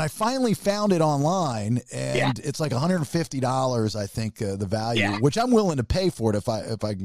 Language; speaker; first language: English; native; English